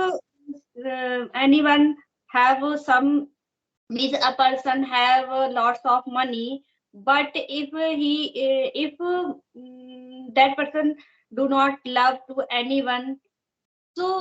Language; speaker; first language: English; non-native, learner; Hindi